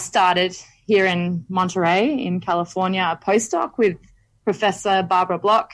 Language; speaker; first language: English; native; English